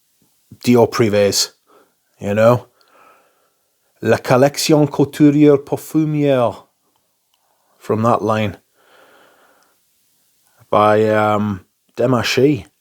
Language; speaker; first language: English; native; English